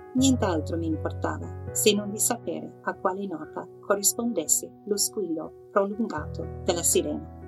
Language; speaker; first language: Italian; non-native, fluent; English